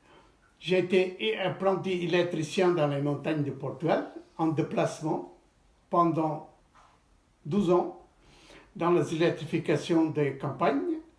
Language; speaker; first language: French; non-native, fluent; Portuguese